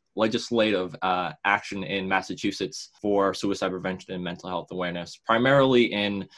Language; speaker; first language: English; native; English